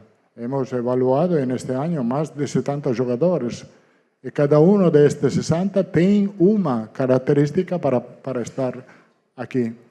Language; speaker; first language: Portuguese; non-native, learner; Italian